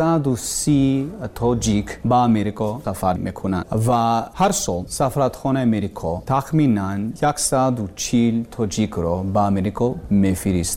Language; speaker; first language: Persian; non-native, learner; English